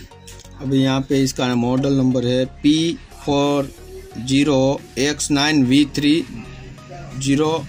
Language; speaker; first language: Hindi; non-native, local second language; Gujarati